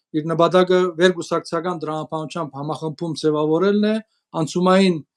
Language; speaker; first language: Armenian; early bilingual, heritage; Armenian